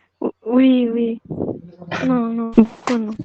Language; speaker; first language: French; non-native, learner; Arabic